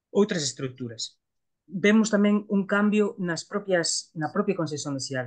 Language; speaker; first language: Portuguese; non-native, learner; Galician